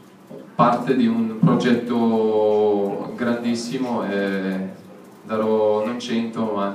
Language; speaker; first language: Italian; non-native, fluent; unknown